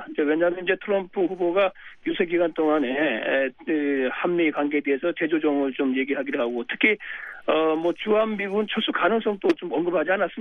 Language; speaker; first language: Korean; native; Korean